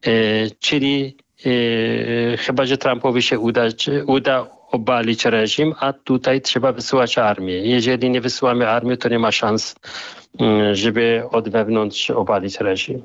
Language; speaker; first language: Polish; non-native, fluent; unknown